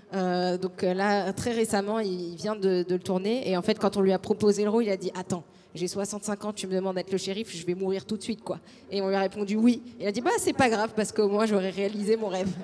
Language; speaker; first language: French; native; French